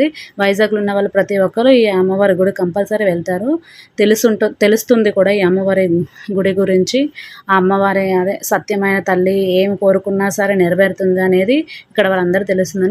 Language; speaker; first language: Telugu; native; Telugu